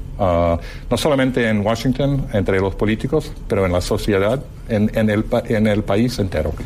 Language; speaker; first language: Spanish; non-native, fluent; English